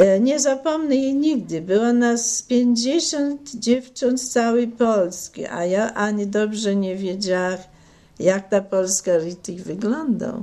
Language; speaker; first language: Polish; non-native, local second language; German